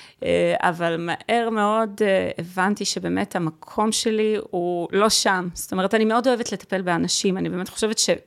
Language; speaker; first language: Hebrew; early bilingual, other home language; Russian